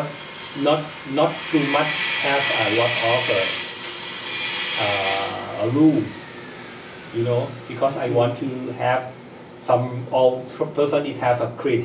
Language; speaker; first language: English; non-native, learner; Thai